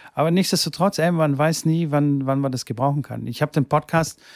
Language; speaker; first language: German; early bilingual, other home language; Bulgarian